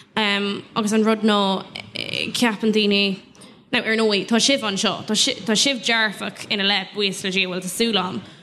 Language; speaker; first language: Irish; non-native, local second language; English